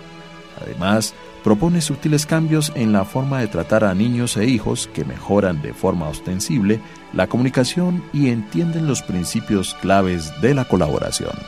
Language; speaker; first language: Spanish; native; Spanish